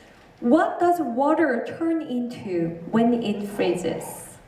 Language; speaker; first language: English; non-native, learner; Korean